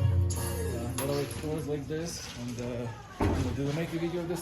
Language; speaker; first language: English; non-native, fluent; Russian